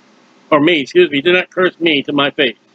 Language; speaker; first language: English; native; English